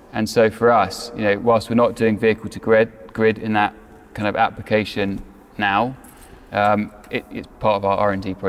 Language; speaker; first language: English; native; English